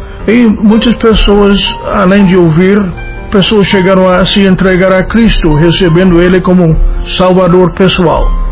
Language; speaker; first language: Portuguese; non-native, fluent; English